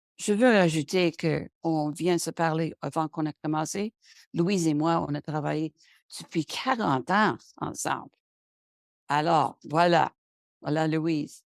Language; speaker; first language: French; non-native, local second language; English